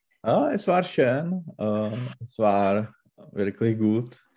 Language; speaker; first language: German; non-native, learner; Czech